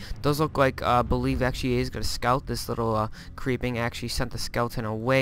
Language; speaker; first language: English; native; English